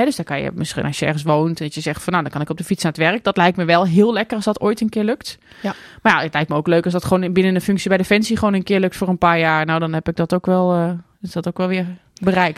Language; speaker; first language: Dutch; native; Dutch